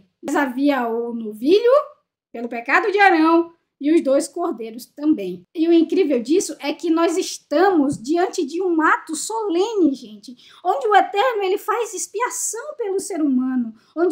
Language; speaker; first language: Portuguese; native; Portuguese